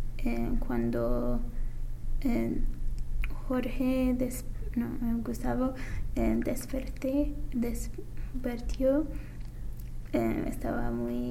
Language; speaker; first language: Spanish; non-native, learner; English